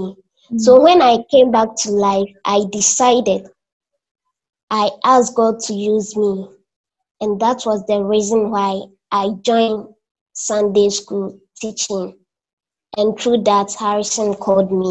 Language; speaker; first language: English; non-native, local second language; Akan